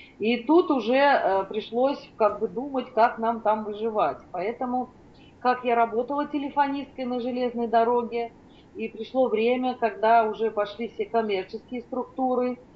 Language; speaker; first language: Russian; native; Russian